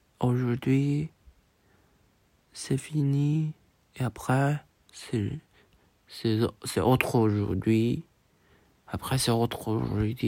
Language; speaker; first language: French; non-native, learner; Chinese